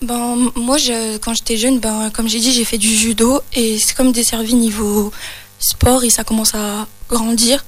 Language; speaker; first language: French; native; French